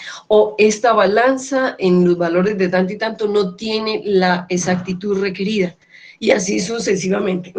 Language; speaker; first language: Spanish; native; Spanish